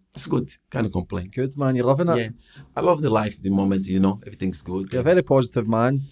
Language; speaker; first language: English; non-native, learner; Portuguese